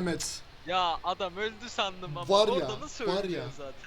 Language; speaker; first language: Turkish; native; Turkish